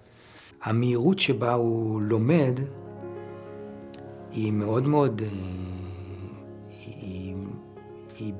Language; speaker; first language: Hebrew; native; Hebrew